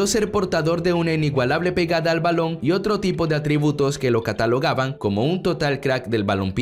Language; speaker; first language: Spanish; native; Spanish